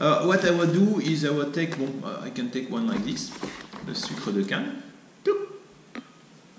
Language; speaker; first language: English; non-native, fluent; French